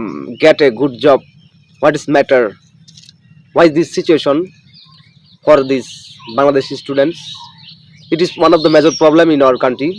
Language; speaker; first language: English; non-native, local second language; Bangla